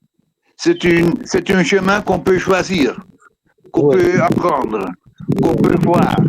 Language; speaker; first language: French; non-native, fluent; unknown